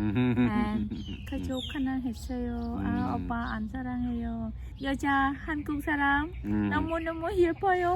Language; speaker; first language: Korean; non-native, learner; Khmer